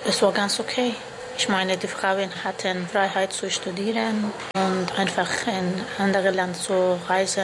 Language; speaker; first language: German; non-native, learner; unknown